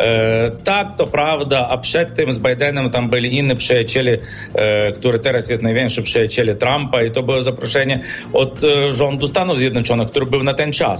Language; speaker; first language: Polish; non-native, fluent; Ukrainian